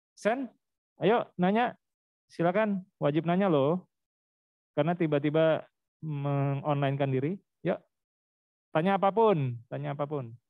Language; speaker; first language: Indonesian; native; Indonesian